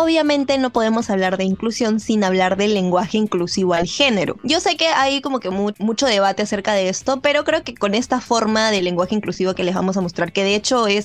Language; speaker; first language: Spanish; native; Spanish